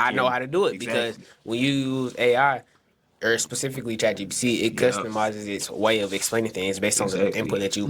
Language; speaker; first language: English; native; English